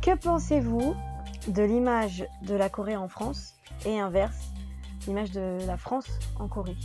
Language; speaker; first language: French; native; French